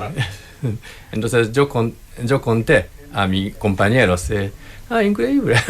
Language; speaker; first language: Spanish; non-native, learner; Japanese